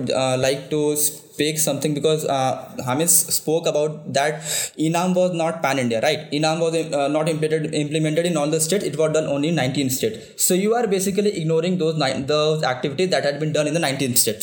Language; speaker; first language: English; non-native, local second language; Hindi